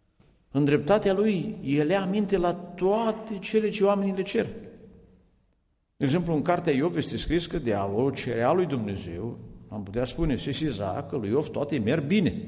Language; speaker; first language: Romanian; native; Romanian